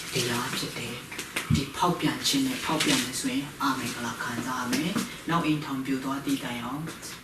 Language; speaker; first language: Burmese; non-native, local second language; Hakha Chin